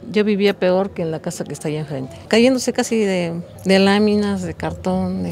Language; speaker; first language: Spanish; native; Spanish